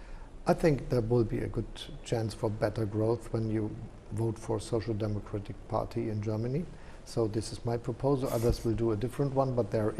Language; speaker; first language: English; non-native, fluent; German